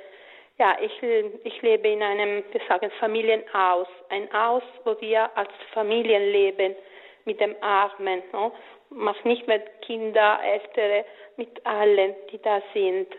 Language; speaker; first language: German; non-native, fluent; Italian